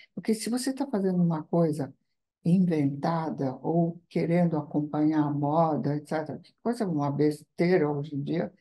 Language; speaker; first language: Portuguese; non-native, fluent; Italian